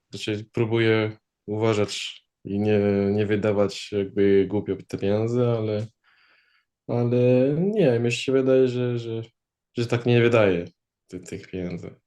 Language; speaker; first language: Polish; early bilingual, heritage; Polish